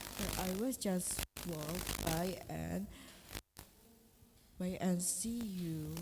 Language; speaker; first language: English; non-native, learner; Indonesian